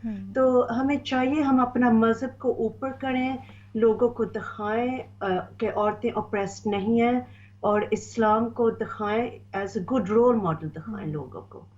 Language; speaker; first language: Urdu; early bilingual, heritage; Urdu